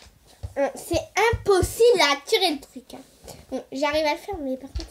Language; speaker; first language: French; native; French